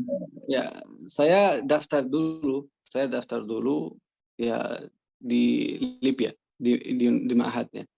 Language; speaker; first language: Indonesian; non-native, learner; Persian